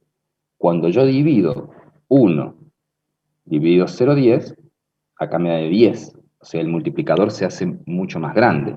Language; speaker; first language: Spanish; native; Spanish